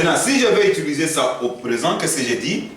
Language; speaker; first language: French; non-native, fluent; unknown